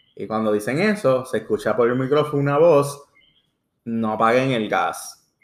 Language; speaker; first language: Spanish; early bilingual, heritage; Spanish